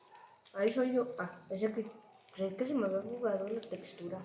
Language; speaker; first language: Spanish; native; Spanish